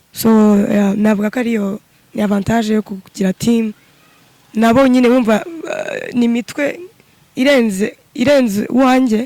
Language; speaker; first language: Kinyarwanda; native; Kinyarwanda